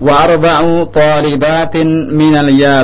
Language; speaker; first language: Arabic; non-native, fluent; Indonesian